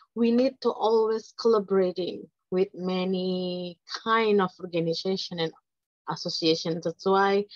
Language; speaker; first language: English; non-native, fluent; Indonesian